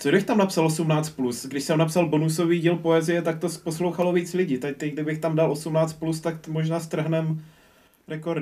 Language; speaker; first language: Czech; native; Czech